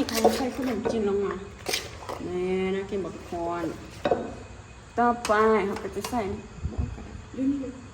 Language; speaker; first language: Thai; non-native, local second language; Lao